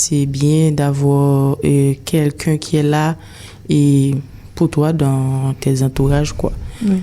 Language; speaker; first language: French; non-native, local second language; Haitian Creole